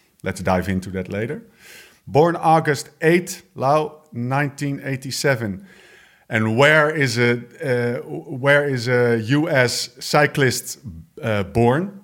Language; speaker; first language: English; non-native, fluent; Dutch